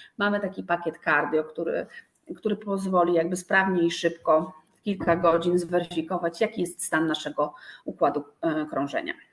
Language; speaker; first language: Polish; native; Polish